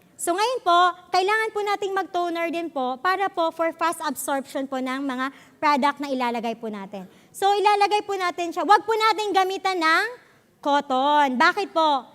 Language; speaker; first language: Filipino; native; Filipino